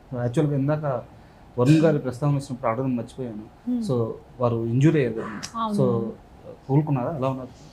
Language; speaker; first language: Telugu; native; Telugu